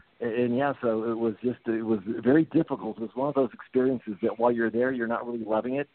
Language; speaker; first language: English; early bilingual, other home language; Japanese